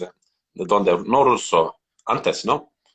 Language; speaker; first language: Spanish; non-native, learner; Turkish